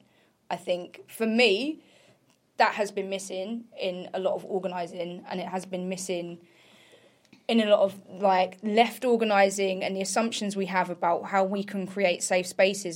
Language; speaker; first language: English; native; English